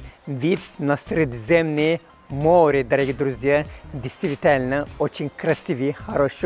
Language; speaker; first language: Russian; non-native, fluent; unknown